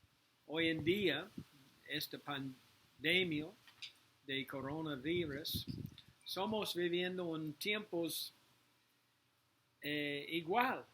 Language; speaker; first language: Spanish; non-native, learner; English